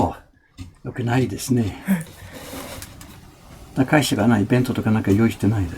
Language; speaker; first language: Japanese; non-native, fluent; English